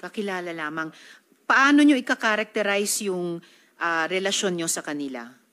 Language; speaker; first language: Filipino; native; Filipino